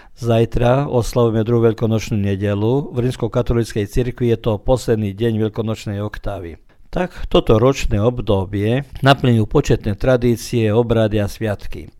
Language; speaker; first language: Slovak; early bilingual, heritage; Croatian